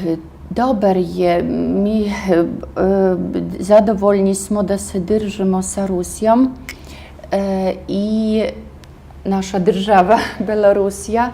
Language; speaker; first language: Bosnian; non-native, fluent; Russian